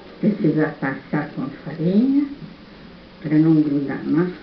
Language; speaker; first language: Portuguese; non-native, learner; German